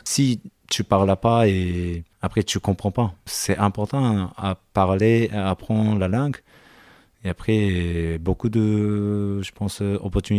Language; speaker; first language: French; non-native, learner; Japanese